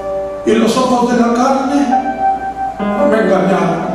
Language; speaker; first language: Spanish; native; Spanish